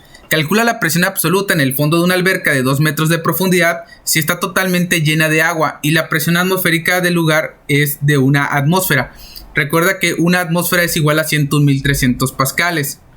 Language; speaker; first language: Spanish; native; Spanish